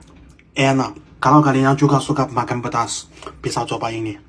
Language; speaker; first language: Indonesian; non-native, learner; Chinese